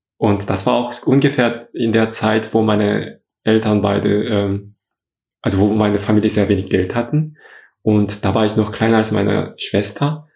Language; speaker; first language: German; non-native, fluent; Korean